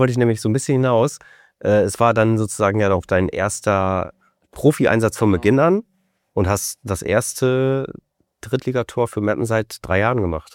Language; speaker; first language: German; native; German